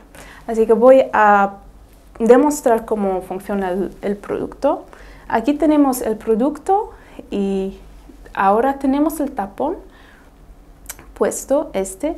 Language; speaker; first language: Spanish; non-native, fluent; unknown